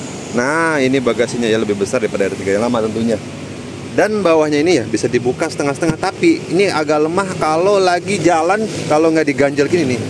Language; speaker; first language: Indonesian; native; Indonesian